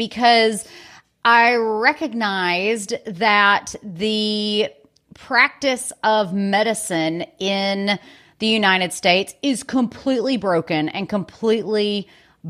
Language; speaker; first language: English; native; English